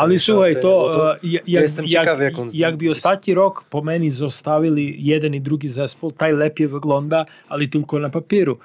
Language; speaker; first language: Polish; non-native, learner; Serbian